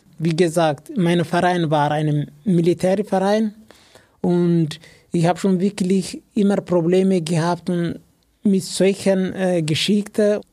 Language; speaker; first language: German; non-native, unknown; Amharic